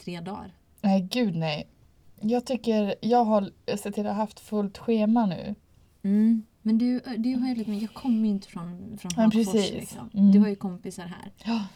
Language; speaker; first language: Swedish; native; Swedish